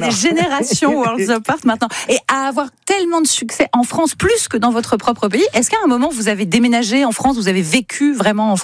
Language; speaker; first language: French; native; French